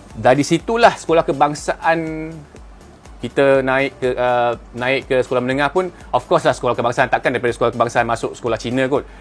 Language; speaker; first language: Malay; non-native, local second language; Cantonese